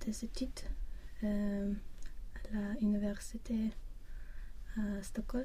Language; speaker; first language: French; non-native, learner; Swedish